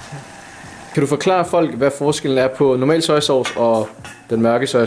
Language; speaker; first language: Danish; early bilingual, other home language; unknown